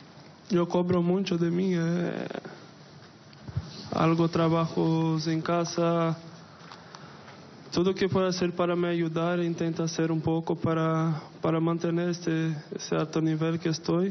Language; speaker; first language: Spanish; non-native, fluent; Portuguese